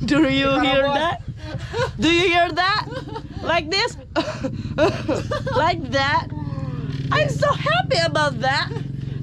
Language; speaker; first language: English; non-native, learner; Sundanese